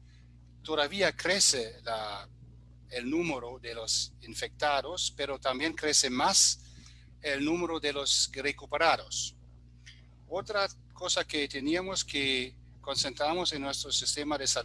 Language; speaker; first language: Spanish; non-native, fluent; German